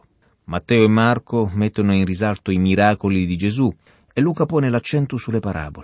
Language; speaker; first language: Italian; native; Italian